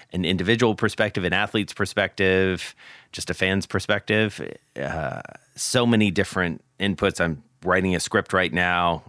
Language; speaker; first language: English; native; English